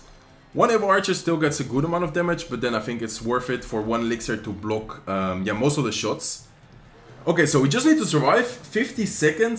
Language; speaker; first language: English; non-native, fluent; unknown